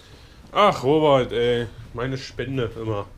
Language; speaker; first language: German; native; German